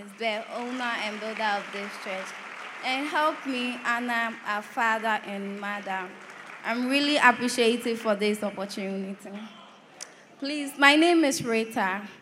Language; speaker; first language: English; non-native, local second language; Akan